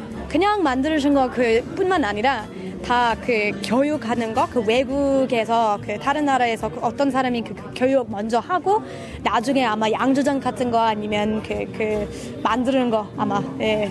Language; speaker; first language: Korean; non-native, fluent; English